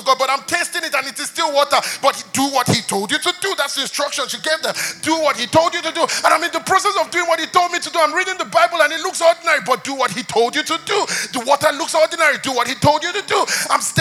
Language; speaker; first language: English; non-native, local second language; Yoruba